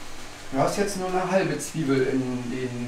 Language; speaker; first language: German; native; German